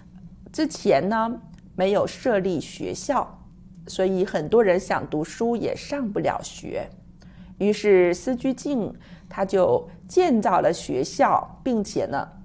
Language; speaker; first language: Chinese; native; Chinese